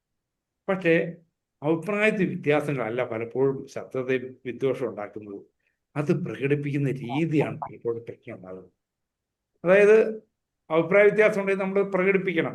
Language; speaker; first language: Malayalam; native; Malayalam